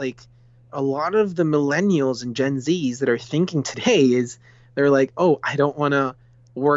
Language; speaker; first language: English; non-native, fluent; Spanish